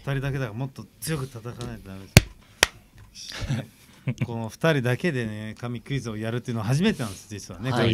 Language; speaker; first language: Japanese; native; Japanese